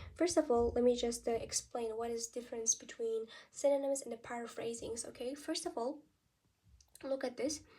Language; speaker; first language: English; non-native, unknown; Kazakh